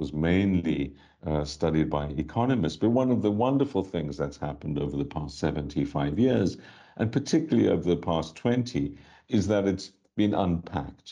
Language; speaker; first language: English; native; English